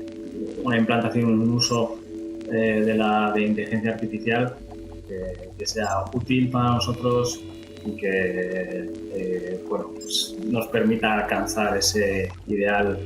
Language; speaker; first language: Spanish; native; Spanish